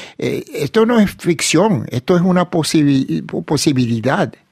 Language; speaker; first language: Spanish; early bilingual, heritage; Spanish